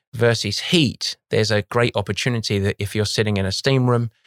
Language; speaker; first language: English; native; English